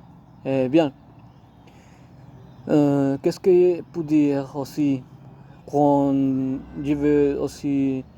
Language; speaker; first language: French; non-native, learner; Spanish